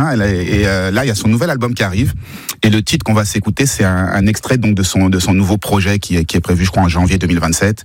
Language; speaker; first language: French; native; French